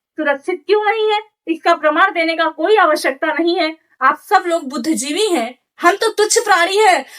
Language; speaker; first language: Hindi; native; Hindi